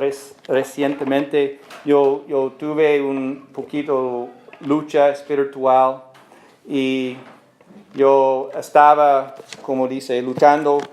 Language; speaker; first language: Spanish; non-native, learner; English